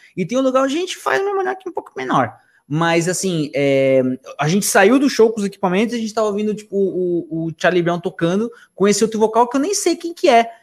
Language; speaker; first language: Portuguese; early bilingual, other home language; Spanish